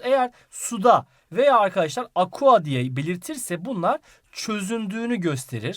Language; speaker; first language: Turkish; native; Turkish